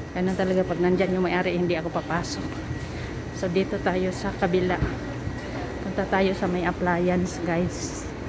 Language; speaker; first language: Filipino; non-native, local second language; Cebuano